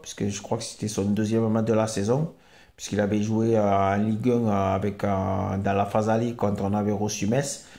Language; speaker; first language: French; native; French